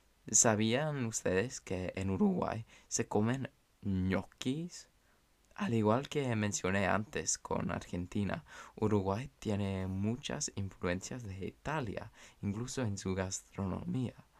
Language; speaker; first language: Spanish; non-native, fluent; English